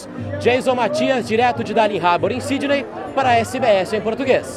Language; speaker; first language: Portuguese; native; Portuguese